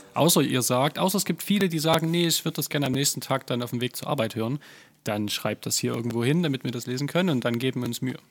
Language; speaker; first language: German; native; German